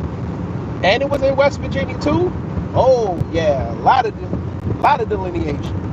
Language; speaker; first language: English; native; English